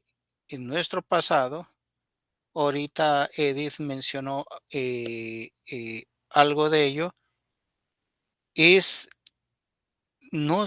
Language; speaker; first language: Spanish; native; Spanish